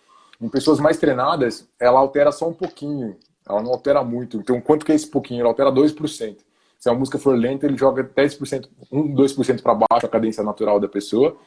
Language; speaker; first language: Portuguese; native; Portuguese